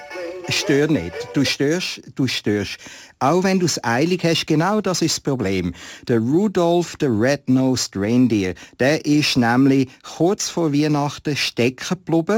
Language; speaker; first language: German; native; German